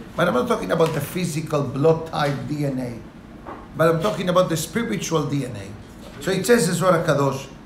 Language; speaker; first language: English; non-native, fluent; Spanish